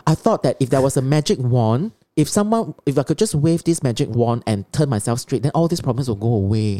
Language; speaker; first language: English; non-native, local second language; Chinese